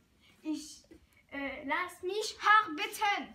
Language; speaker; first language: German; non-native, learner; French